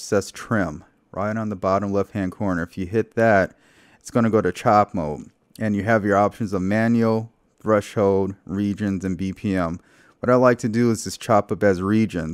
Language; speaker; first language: English; native; English